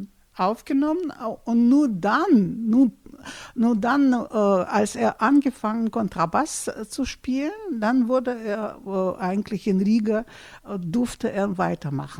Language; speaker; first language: German; non-native, fluent; Russian